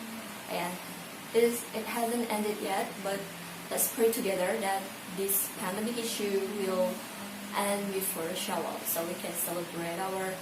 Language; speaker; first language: English; non-native, learner; Indonesian